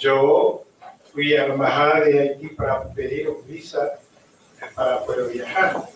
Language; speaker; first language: Spanish; non-native, learner; Haitian Creole